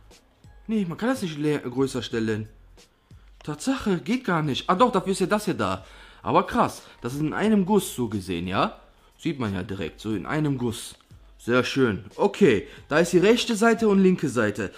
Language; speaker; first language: German; native; German